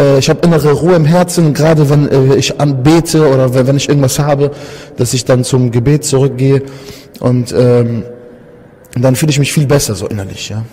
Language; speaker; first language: German; early bilingual, other home language; Italian